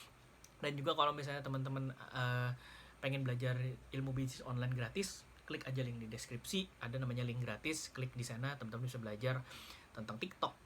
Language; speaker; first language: Indonesian; native; Indonesian